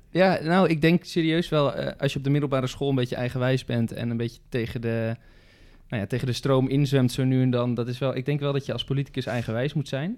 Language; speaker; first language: Dutch; native; Dutch